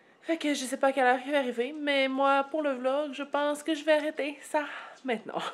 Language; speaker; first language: French; native; French